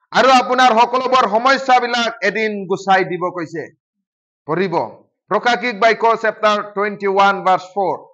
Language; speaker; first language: Assamese; non-native, local second language; Bodo